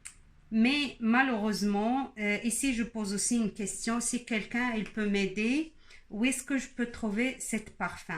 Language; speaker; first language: French; non-native, local second language; Arabic